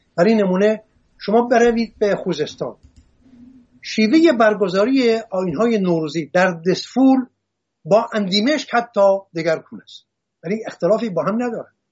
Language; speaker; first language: Persian; non-native, local second language; Assyrian Neo-Aramaic